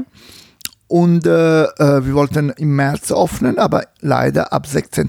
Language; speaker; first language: German; non-native, fluent; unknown